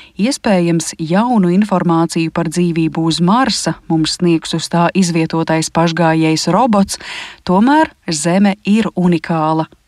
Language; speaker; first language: Latvian; native; Latvian